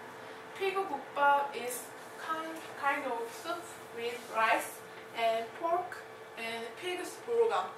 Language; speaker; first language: English; non-native, learner; Korean